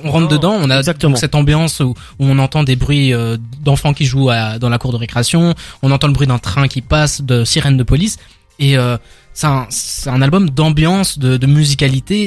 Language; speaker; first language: French; native; French